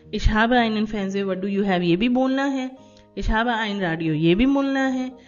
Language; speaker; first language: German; non-native, fluent; Hindi